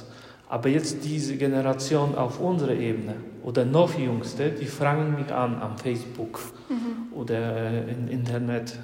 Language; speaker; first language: German; non-native, fluent; Polish